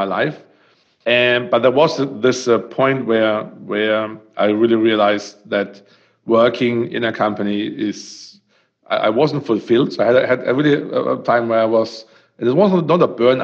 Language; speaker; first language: English; non-native, fluent; German